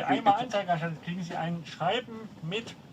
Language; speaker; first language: German; native; German